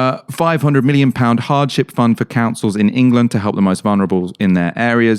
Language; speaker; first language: English; native; English